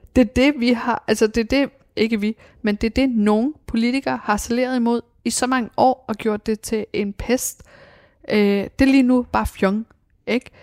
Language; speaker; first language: Danish; early bilingual, other home language; Persian